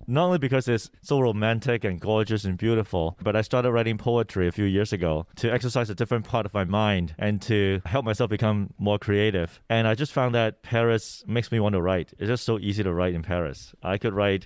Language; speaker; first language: English; early bilingual, other home language; Cantonese